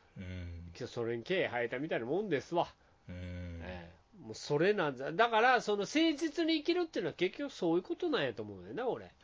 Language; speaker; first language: Japanese; native; Japanese